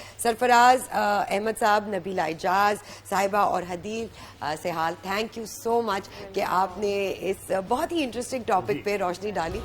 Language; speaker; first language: Urdu; native; Urdu